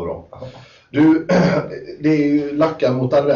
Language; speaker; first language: Swedish; native; Swedish